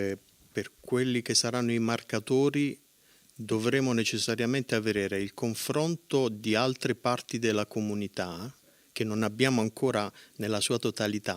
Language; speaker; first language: Italian; native; Italian